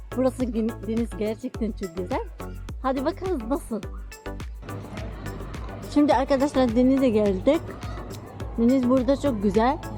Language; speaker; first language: Turkish; non-native, learner; Arabic